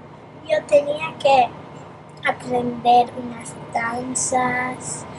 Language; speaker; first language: Spanish; early bilingual, heritage; Spanish